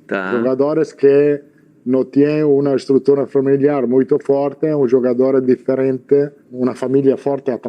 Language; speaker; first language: Portuguese; non-native, learner; Italian